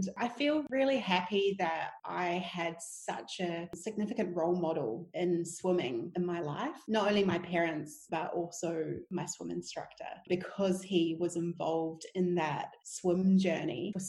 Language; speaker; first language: English; native; English